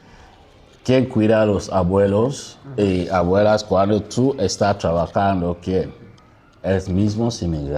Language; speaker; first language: Spanish; non-native, learner; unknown